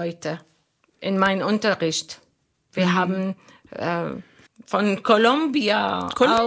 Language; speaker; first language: German; non-native, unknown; Arabic